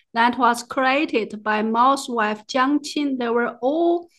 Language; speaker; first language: English; non-native, fluent; Chinese